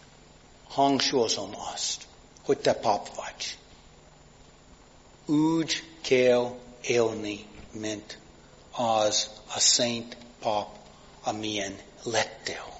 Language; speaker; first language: Hungarian; non-native, fluent; English